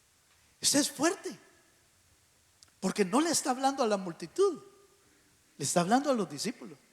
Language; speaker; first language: Spanish; native; Spanish